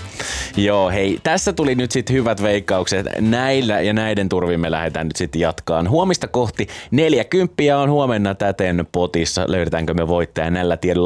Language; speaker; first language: Finnish; native; Finnish